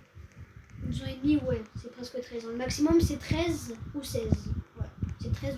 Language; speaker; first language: French; native; French